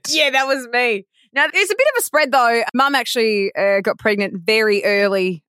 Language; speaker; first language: English; native; English